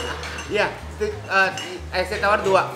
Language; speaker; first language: Indonesian; non-native, fluent; Japanese